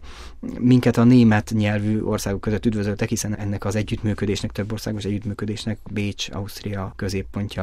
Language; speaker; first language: Hungarian; native; Hungarian